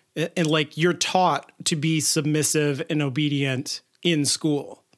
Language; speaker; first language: English; native; English